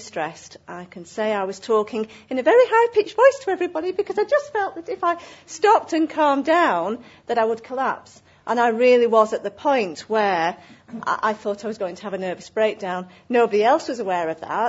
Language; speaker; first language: English; native; English